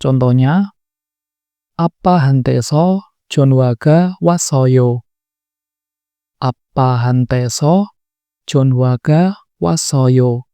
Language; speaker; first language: Korean; non-native, fluent; Indonesian